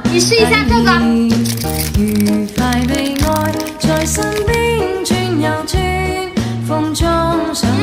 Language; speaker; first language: Chinese; native; Chinese